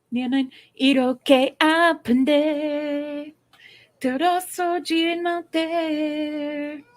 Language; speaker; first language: Korean; non-native, learner; English